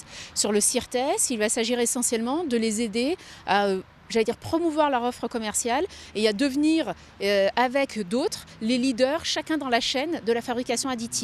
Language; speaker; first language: French; native; French